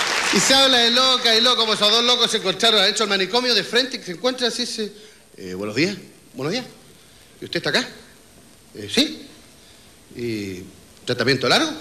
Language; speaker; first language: Spanish; native; Spanish